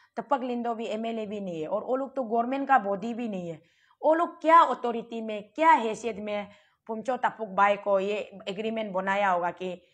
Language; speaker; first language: Hindi; non-native, local second language; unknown